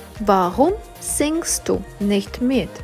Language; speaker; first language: German; non-native, fluent; Ukrainian